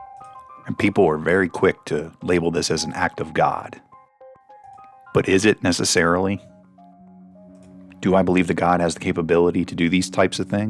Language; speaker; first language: English; native; English